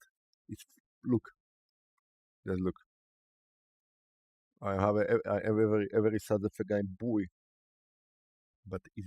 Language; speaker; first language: English; non-native, learner; Slovak